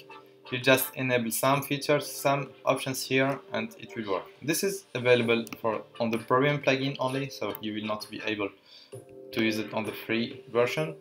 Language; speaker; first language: English; non-native, fluent; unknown